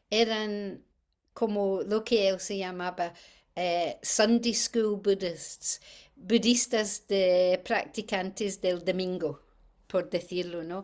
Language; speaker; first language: Spanish; non-native, fluent; English